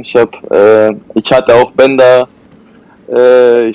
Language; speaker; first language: German; non-native, fluent; Spanish